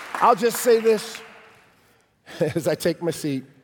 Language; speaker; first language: English; native; English